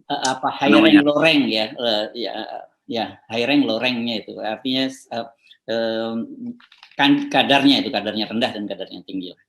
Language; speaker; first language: Indonesian; native; Indonesian